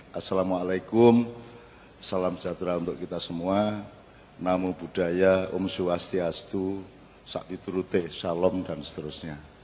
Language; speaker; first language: Indonesian; non-native, local second language; Javanese